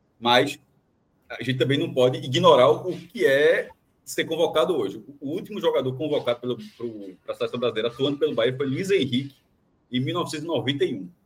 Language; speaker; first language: Portuguese; native; Portuguese